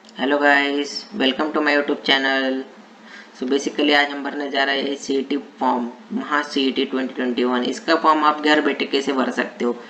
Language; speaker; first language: Hindi; non-native, local second language; Marathi